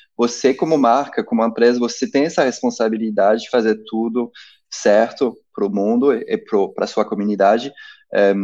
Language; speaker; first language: Portuguese; non-native, fluent; French